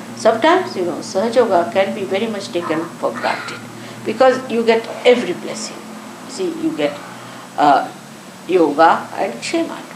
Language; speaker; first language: English; non-native, local second language; Marathi